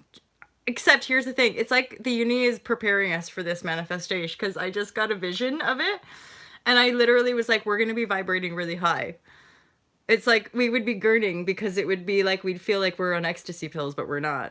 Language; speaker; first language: English; native; English